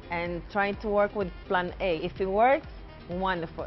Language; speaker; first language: English; non-native, fluent; Portuguese